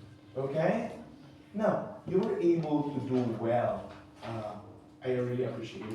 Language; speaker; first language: English; non-native, fluent; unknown